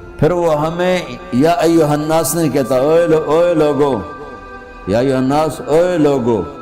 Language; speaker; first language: Urdu; non-native, local second language; Punjabi